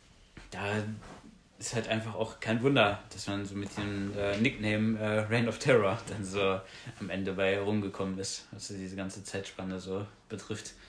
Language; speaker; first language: German; native; German